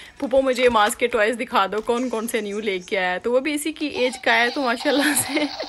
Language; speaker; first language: Urdu; native; Urdu